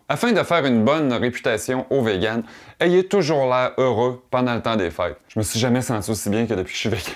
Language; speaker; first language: French; native; French